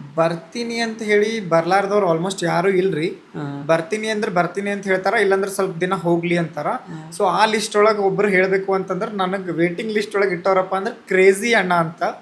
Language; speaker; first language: Kannada; native; Kannada